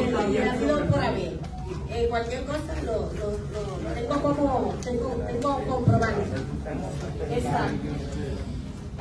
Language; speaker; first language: Spanish; native; Spanish